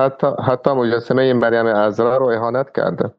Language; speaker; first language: Persian; non-native, fluent; Arabic